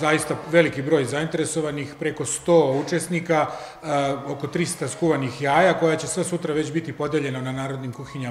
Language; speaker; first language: Serbian; native; Serbian